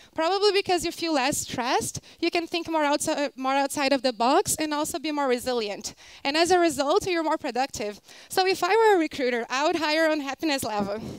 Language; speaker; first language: English; non-native, fluent; Portuguese